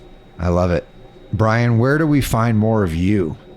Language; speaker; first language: English; native; English